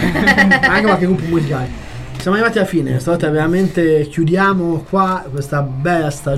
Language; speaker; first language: Italian; native; Italian